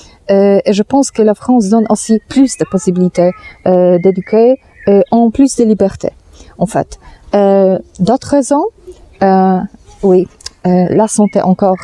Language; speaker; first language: French; non-native, fluent; Polish